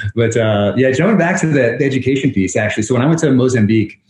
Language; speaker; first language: English; native; English